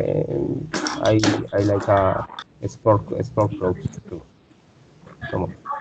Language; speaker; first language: English; non-native, learner; Spanish